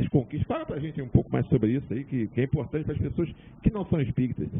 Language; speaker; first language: Portuguese; native; Portuguese